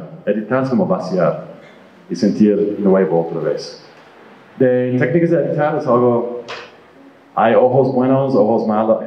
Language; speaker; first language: Spanish; non-native, fluent; English